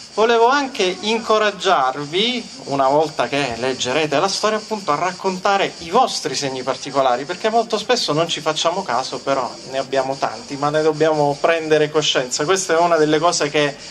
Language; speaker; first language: Italian; native; Italian